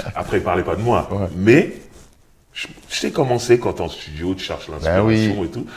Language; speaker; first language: French; native; French